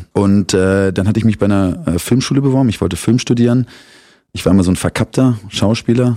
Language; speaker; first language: German; native; German